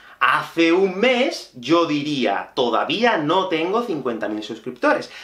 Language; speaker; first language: Spanish; native; Spanish